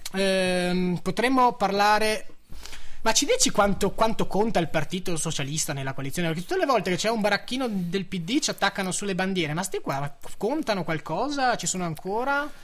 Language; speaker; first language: Italian; native; Italian